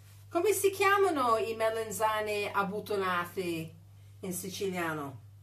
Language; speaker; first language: Italian; non-native, fluent; English